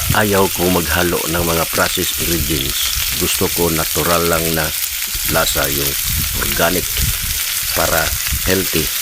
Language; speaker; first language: Filipino; non-native, local second language; Cebuano